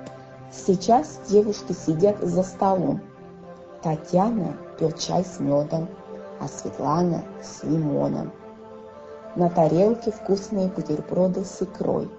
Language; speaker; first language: Russian; non-native, fluent; Finnish